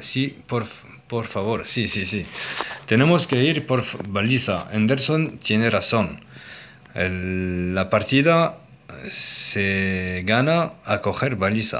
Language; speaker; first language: Spanish; non-native, learner; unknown